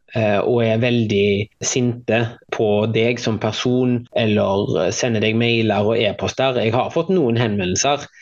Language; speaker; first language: Norwegian; native; Norwegian